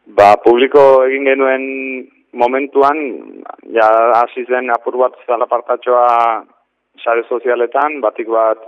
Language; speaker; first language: Basque; native; Basque